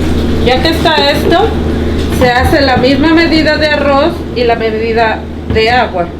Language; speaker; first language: Spanish; native; Spanish